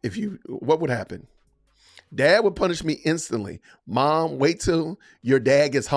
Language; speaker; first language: English; native; English